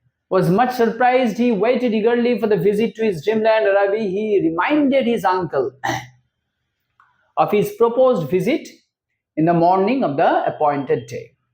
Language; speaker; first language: English; non-native, local second language; Bangla